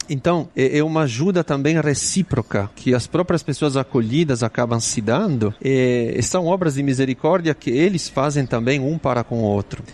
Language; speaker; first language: Portuguese; non-native, fluent; Italian